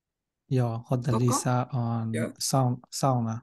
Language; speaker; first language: Finnish; non-native, learner; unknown